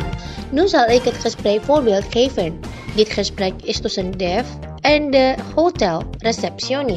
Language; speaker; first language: Dutch; non-native, learner; Indonesian